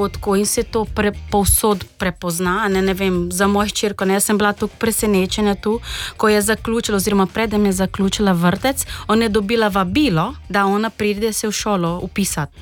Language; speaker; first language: Slovenian; non-native, fluent; Portuguese